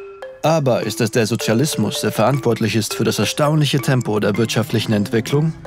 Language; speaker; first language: German; native; German